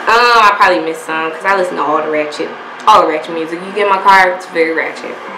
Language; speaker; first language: English; native; English